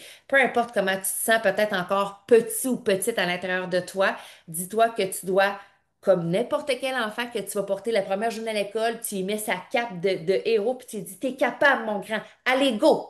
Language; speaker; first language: French; native; French